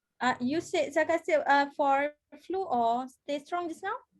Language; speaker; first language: English; non-native, fluent; Malay